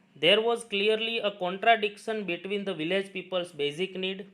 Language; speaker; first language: English; non-native, local second language; Gujarati